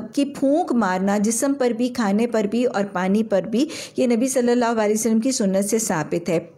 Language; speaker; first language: Urdu; native; Urdu